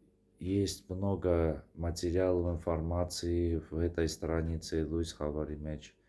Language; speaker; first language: Russian; non-native, fluent; Armenian